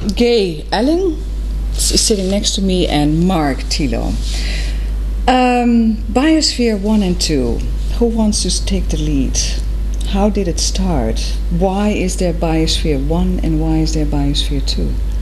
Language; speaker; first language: English; non-native, fluent; Dutch